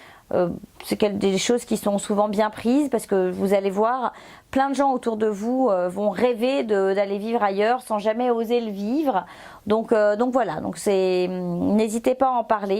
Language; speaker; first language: French; native; French